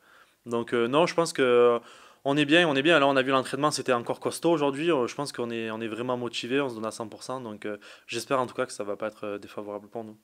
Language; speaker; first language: French; native; French